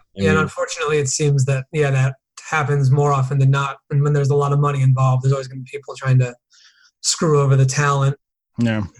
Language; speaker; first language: English; native; English